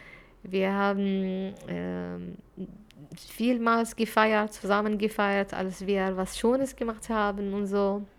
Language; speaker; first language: German; non-native, fluent; Arabic